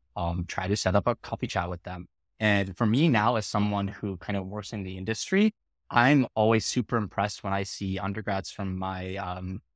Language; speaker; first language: English; native; English